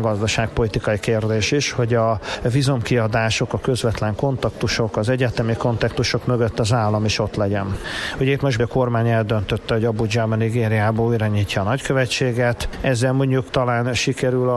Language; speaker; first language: Hungarian; native; Hungarian